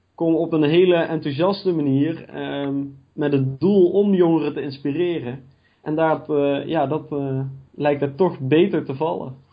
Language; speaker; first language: Dutch; native; Dutch